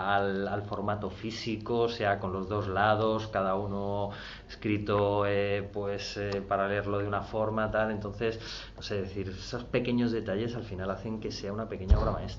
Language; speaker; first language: Spanish; native; Spanish